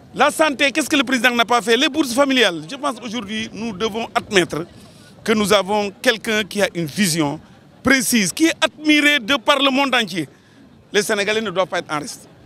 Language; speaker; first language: French; non-native, local second language; Wolof